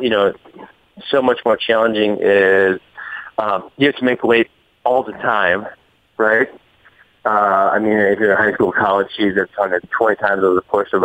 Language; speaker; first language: English; native; English